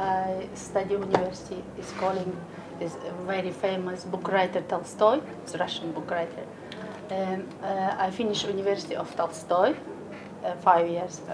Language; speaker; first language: English; non-native, learner; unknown